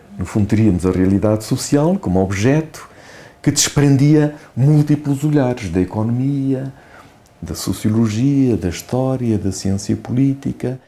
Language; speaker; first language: Portuguese; native; Portuguese